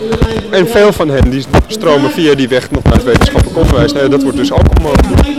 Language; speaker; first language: Dutch; native; Dutch